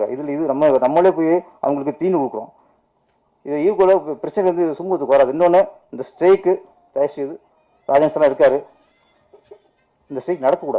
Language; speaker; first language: Tamil; native; Tamil